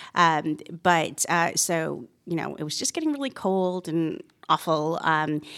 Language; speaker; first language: English; native; English